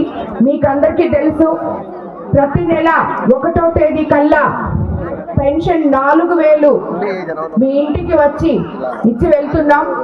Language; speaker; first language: Telugu; native; Telugu